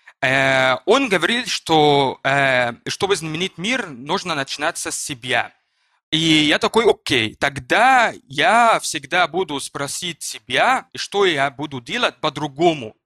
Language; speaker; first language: Russian; non-native, learner; Arabic